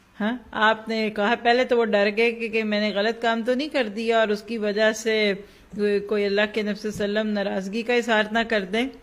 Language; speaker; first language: Urdu; native; Urdu